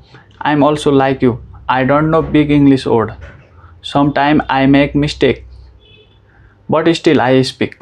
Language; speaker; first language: English; non-native, learner; Nepali